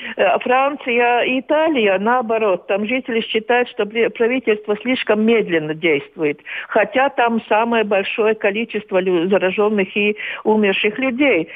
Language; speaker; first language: Russian; non-native, local second language; Latvian